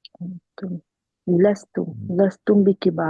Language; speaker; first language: Arabic; non-native, learner; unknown